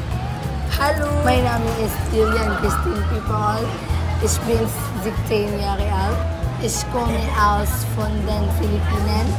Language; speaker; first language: German; non-native, learner; Cebuano